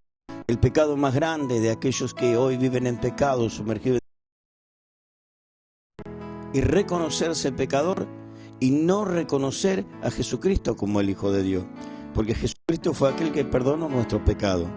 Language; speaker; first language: Spanish; native; Spanish